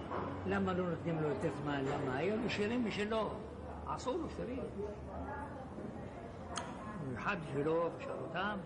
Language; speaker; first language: Hebrew; non-native, fluent; Arabic